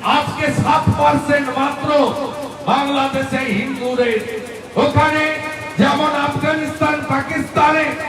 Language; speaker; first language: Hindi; non-native, local second language; Bangla